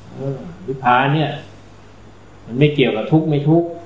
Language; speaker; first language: Thai; native; Thai